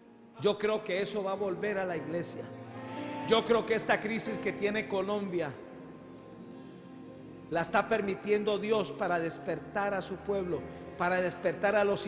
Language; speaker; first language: Spanish; native; Spanish